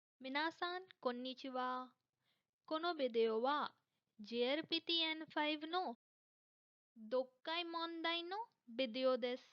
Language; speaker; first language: Japanese; non-native, fluent; Hindi